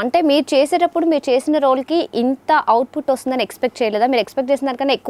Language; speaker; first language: Telugu; native; Telugu